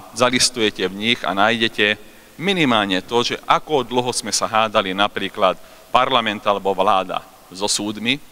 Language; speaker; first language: Slovak; non-native, local second language; Hungarian